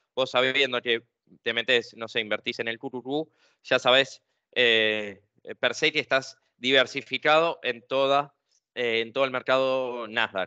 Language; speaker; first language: Spanish; native; Spanish